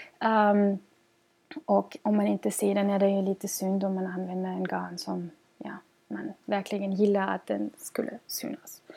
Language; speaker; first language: Swedish; non-native, fluent; German